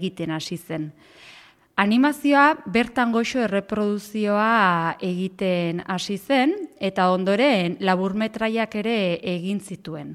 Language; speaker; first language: Basque; native; Basque